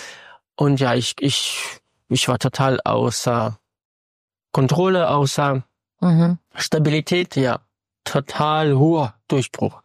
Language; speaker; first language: German; non-native, fluent; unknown